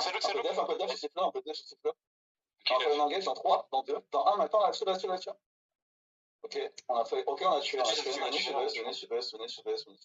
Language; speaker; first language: French; native; French